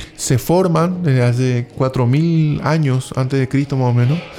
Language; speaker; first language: Spanish; native; Spanish